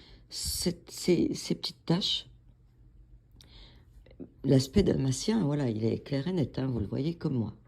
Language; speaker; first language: French; native; French